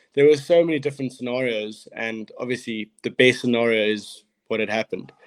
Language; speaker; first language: English; native; English